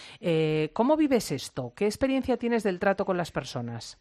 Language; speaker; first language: Spanish; native; Spanish